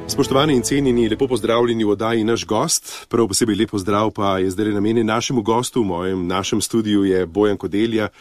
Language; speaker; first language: Slovenian; native; Slovenian